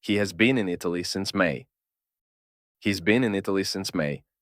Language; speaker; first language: English; non-native, fluent; Ukrainian